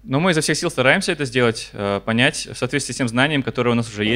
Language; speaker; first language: Russian; native; Russian